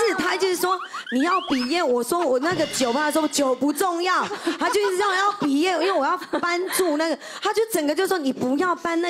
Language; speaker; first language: Chinese; native; Chinese